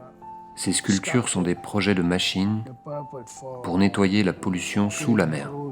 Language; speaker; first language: French; non-native, learner; Thai